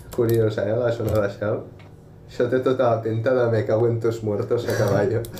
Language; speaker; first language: Spanish; non-native, local second language; Catalan